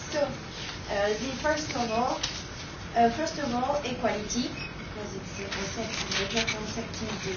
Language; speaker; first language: English; non-native, learner; French